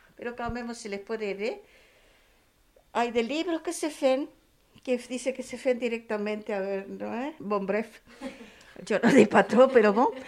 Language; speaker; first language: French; non-native, learner; Spanish